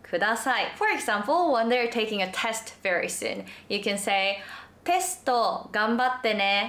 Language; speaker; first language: English; non-native, fluent; Japanese